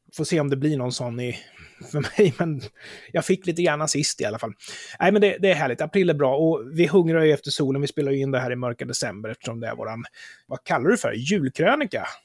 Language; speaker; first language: Swedish; native; Swedish